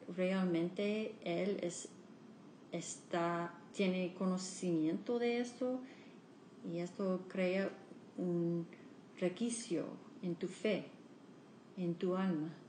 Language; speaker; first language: Spanish; non-native, learner; English